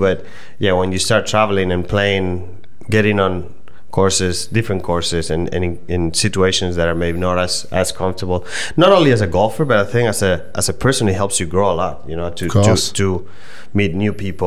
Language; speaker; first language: English; non-native, fluent; Spanish